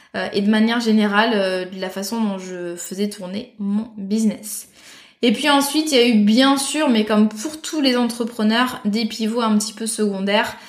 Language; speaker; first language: French; native; French